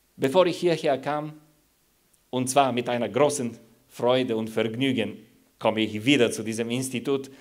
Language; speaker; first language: German; non-native, fluent; Bulgarian